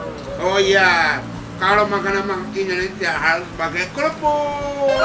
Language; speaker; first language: Indonesian; non-native, fluent; Japanese